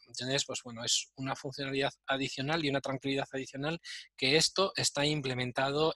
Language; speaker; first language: Spanish; native; Spanish